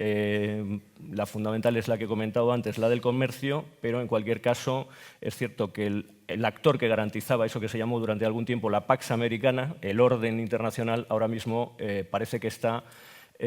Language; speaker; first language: Spanish; native; Spanish